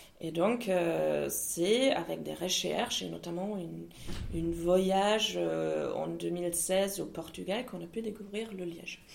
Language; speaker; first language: French; non-native, fluent; German